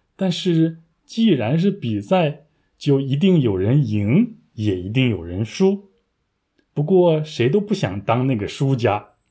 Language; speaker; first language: Chinese; native; Chinese